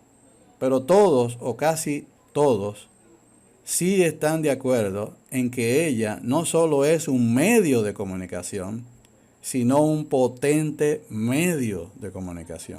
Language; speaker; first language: Spanish; native; Spanish